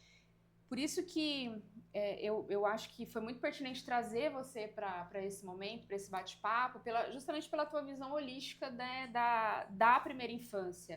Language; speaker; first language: Portuguese; native; Portuguese